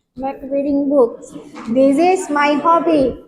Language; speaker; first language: English; non-native, fluent; Indonesian